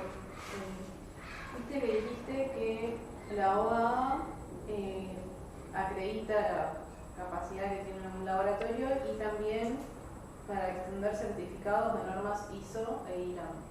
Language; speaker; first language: Spanish; native; Spanish